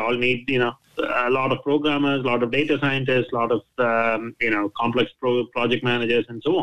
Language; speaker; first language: English; non-native, local second language; Malayalam